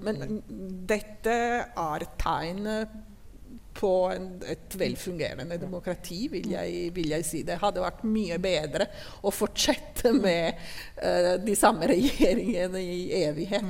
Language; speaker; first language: Norwegian; non-native, fluent; Italian